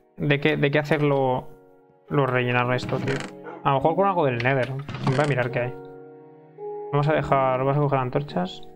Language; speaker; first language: Spanish; native; Spanish